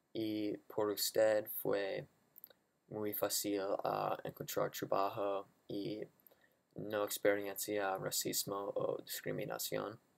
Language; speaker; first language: Spanish; non-native, learner; English